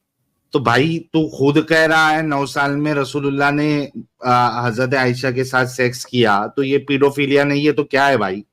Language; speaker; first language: Hindi; native; Hindi